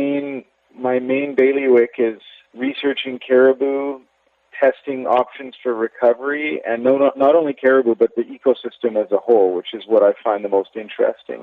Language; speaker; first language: English; native; English